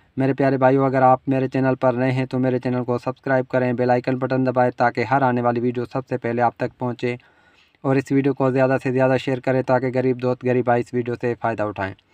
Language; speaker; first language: Urdu; non-native, local second language; Punjabi